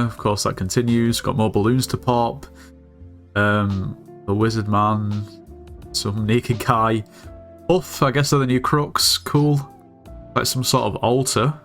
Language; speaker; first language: English; native; English